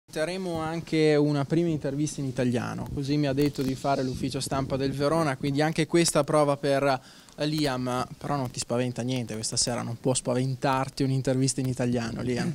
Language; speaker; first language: Italian; native; Italian